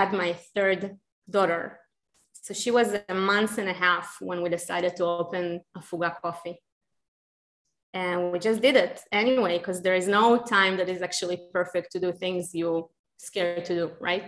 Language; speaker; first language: English; non-native, fluent; Hebrew